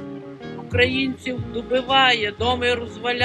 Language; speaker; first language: Polish; non-native, learner; Ukrainian